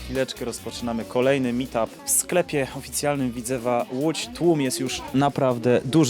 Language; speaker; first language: Polish; native; Polish